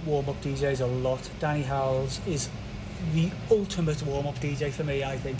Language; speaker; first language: English; native; English